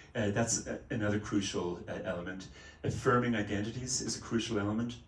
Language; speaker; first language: English; native; English